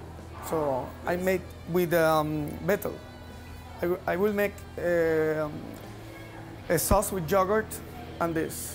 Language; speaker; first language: English; non-native, learner; Spanish